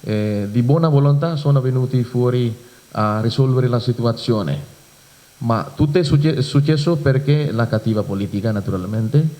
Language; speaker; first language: Italian; non-native, fluent; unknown